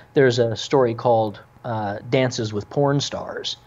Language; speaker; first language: English; native; English